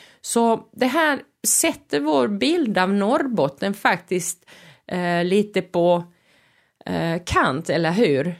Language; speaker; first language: Swedish; non-native, local second language; Finnish